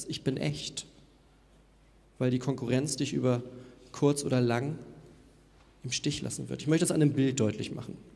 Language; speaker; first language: German; native; German